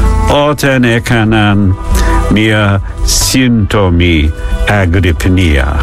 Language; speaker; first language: Greek; non-native, fluent; English